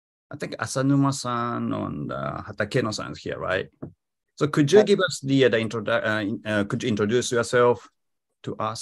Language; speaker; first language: English; non-native, fluent; Japanese